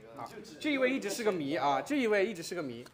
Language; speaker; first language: Chinese; native; Chinese